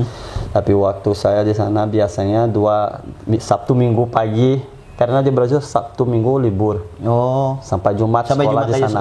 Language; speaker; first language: Indonesian; non-native, fluent; Portuguese